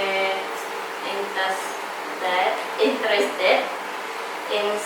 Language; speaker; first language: English; non-native, learner; Indonesian